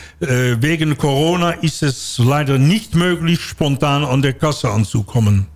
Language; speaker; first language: German; non-native, learner; Dutch